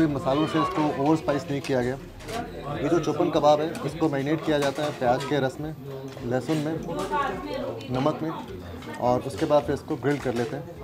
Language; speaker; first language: Hindi; native; Hindi